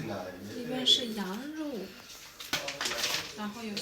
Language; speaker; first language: Chinese; non-native, fluent; Armenian